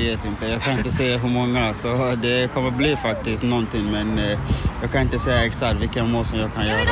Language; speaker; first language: Swedish; non-native, fluent; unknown